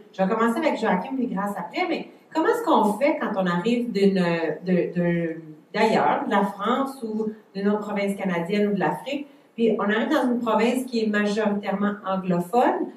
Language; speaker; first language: French; native; French